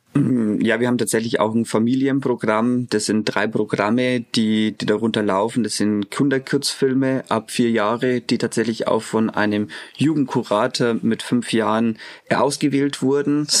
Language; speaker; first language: German; native; German